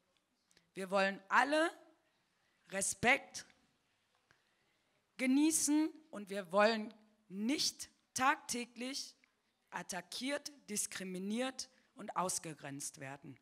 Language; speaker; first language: German; early bilingual, other home language; Turkish